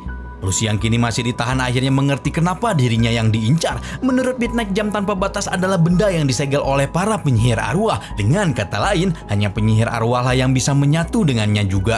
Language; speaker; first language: Indonesian; native; Indonesian